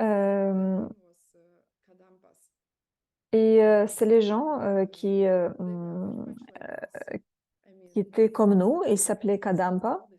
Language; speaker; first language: French; non-native, fluent; Russian